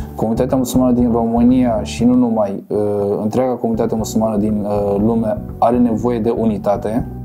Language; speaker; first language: Romanian; non-native, local second language; Crimean Tatar